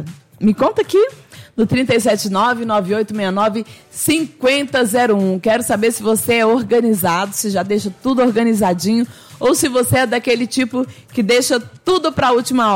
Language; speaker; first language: Portuguese; native; Portuguese